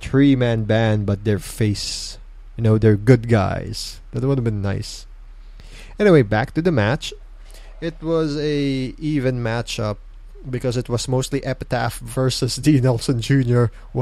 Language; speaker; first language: English; non-native, local second language; Filipino